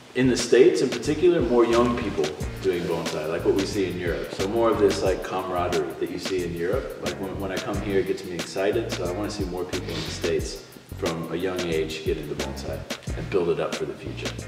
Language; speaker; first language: English; native; English